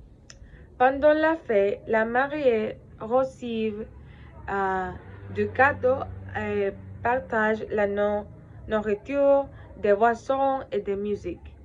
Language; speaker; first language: French; non-native, learner; Spanish